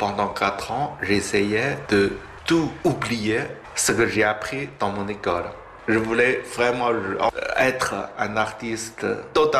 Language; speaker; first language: French; non-native, fluent; Chinese